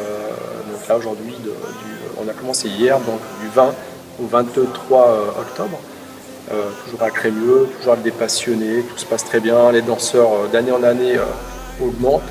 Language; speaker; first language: French; native; French